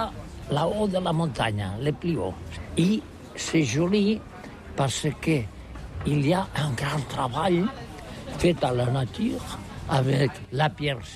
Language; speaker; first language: French; non-native, learner; Catalan